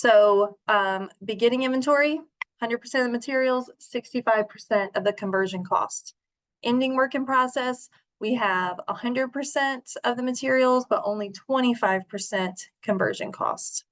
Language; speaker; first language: English; native; English